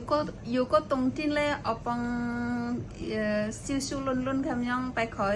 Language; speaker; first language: Chinese; non-native, fluent; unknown